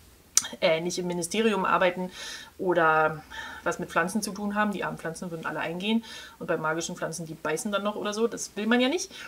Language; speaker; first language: German; native; German